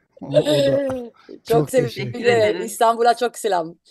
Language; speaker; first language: Turkish; non-native, learner; Italian